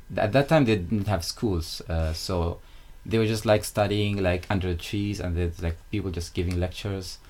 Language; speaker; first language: English; non-native, fluent; Arabic